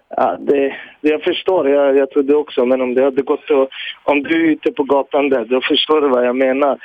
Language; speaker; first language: Swedish; early bilingual, other home language; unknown